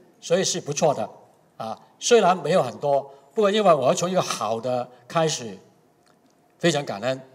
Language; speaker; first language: Chinese; non-native, local second language; Cantonese